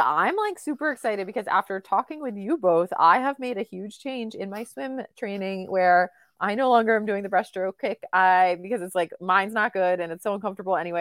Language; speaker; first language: English; native; English